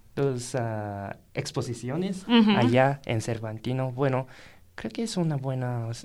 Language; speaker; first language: Spanish; non-native, fluent; Japanese